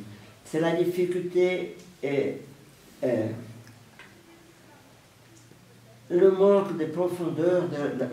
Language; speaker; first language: French; non-native, fluent; Portuguese